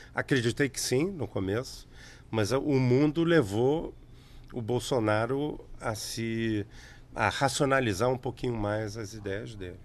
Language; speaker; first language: Portuguese; native; Portuguese